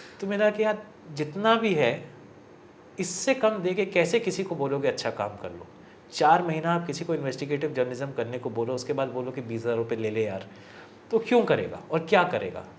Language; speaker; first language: Hindi; native; Hindi